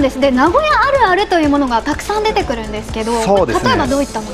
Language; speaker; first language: Japanese; native; Japanese